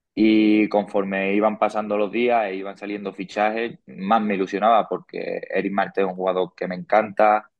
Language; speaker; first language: Spanish; native; Spanish